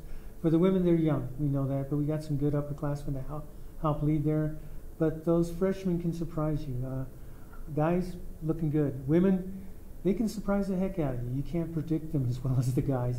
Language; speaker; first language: English; native; English